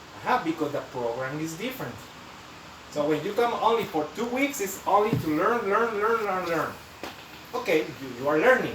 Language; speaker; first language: English; non-native, fluent; Spanish